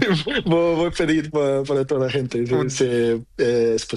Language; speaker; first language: Spanish; non-native, learner; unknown